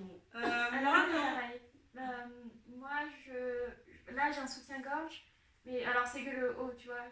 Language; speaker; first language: French; native; French